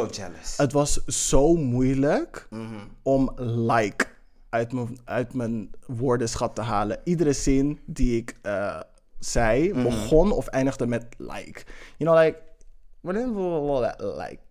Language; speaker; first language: Dutch; early bilingual, other home language; English